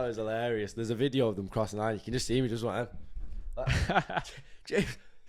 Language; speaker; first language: English; native; English